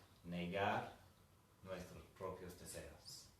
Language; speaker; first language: Spanish; non-native, fluent; English